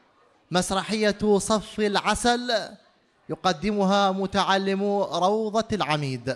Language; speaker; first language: Arabic; native; Arabic